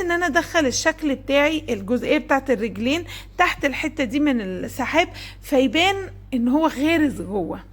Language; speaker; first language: Arabic; native; Arabic